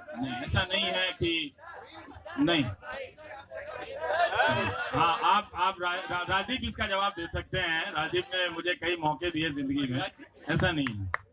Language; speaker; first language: Hindi; non-native, local second language; Bhojpuri